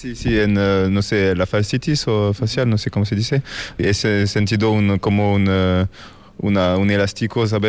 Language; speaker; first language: Spanish; non-native, learner; French